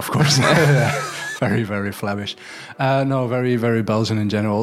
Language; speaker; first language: English; non-native, fluent; Dutch